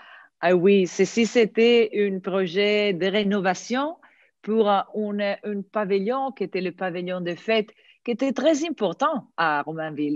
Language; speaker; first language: French; non-native, fluent; Italian